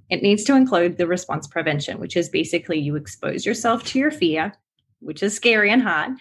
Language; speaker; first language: English; native; English